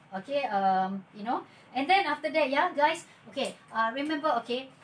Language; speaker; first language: English; non-native, local second language; Malay